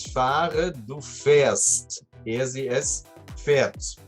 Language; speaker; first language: German; non-native, fluent; Portuguese